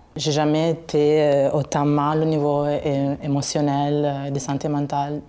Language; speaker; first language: French; non-native, fluent; Italian